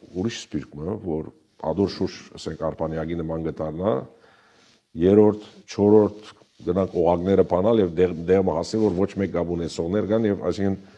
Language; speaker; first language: Armenian; early bilingual, heritage; Armenian